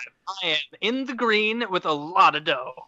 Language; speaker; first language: English; native; English